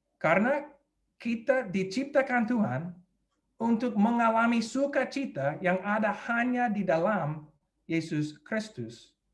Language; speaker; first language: Indonesian; non-native, fluent; English